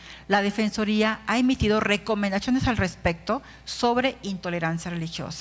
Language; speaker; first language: Spanish; native; Spanish